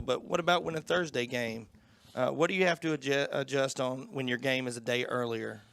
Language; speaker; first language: English; native; English